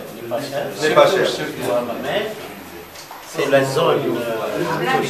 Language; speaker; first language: French; non-native, local second language; Arabic